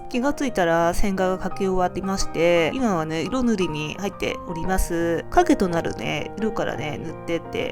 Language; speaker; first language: Japanese; native; Japanese